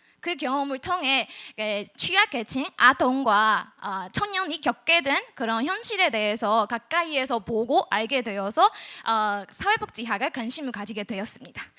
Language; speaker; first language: Korean; non-native, fluent; Burmese